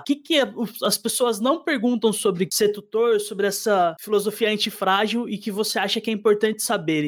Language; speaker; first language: Portuguese; native; Portuguese